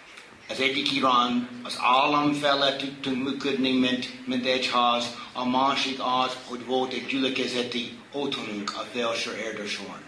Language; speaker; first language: Hungarian; non-native, fluent; English